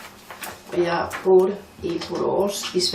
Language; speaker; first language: Swedish; non-native, fluent; Finnish